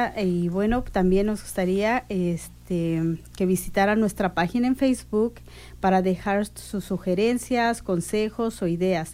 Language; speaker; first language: Spanish; native; Spanish